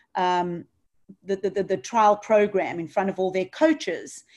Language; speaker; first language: English; native; English